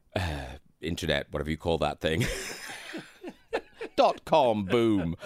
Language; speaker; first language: English; native; English